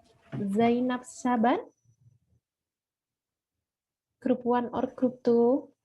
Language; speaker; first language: English; non-native, fluent; Indonesian